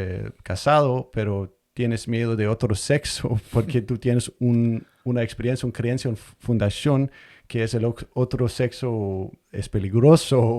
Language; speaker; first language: Spanish; non-native, fluent; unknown